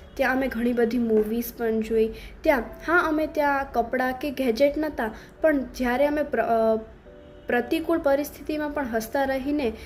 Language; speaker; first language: Gujarati; native; Gujarati